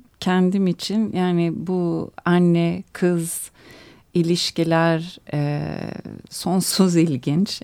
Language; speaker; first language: Turkish; early bilingual, heritage; Turkish